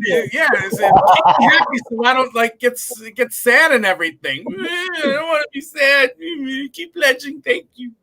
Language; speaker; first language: English; native; English